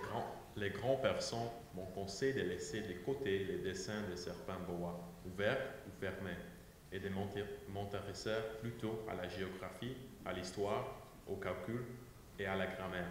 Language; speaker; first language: French; non-native, learner; English